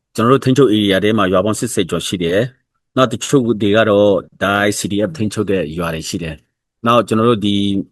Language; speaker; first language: Burmese; non-native, local second language; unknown